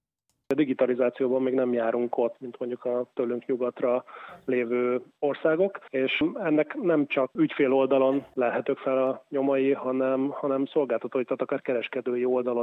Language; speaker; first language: Hungarian; native; Hungarian